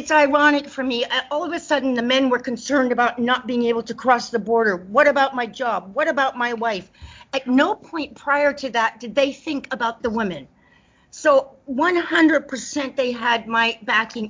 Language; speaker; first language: English; native; English